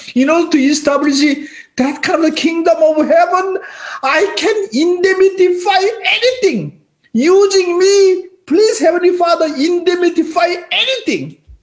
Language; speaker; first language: English; non-native, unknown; Korean